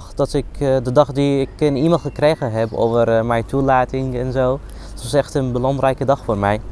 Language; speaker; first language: Dutch; non-native, fluent; Arabic